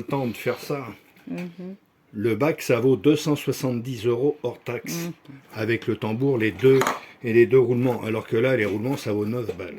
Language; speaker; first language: French; native; French